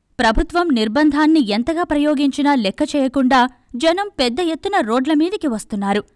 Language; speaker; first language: Telugu; native; Telugu